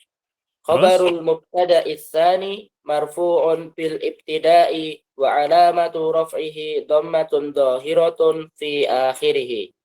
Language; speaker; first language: Arabic; non-native, learner; Indonesian